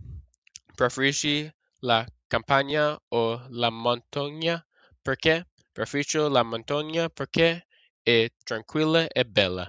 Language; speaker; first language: Italian; non-native, learner; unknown